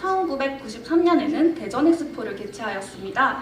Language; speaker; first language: Korean; native; Korean